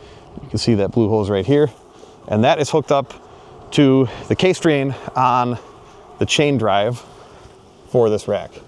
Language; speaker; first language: English; native; English